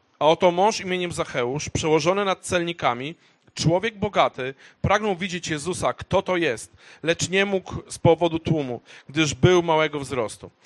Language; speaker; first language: Polish; native; Polish